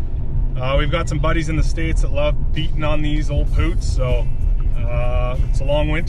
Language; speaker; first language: English; native; English